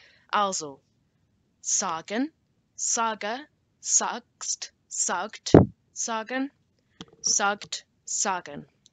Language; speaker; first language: German; non-native, learner; English